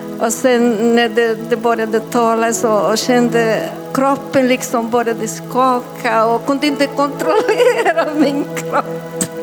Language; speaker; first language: Swedish; non-native, fluent; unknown